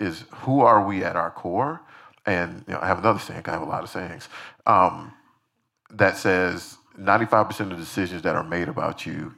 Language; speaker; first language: English; native; English